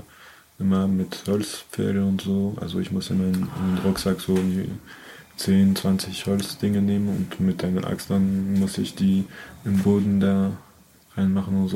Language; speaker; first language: German; non-native, fluent; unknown